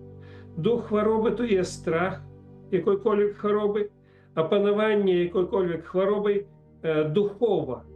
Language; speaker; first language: Polish; non-native, learner; Russian